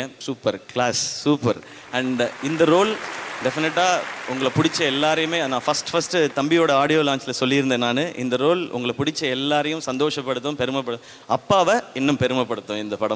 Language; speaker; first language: Tamil; native; Tamil